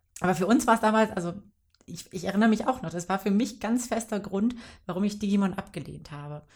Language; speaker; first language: German; native; German